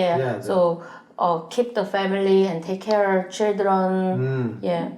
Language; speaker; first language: English; non-native, learner; Korean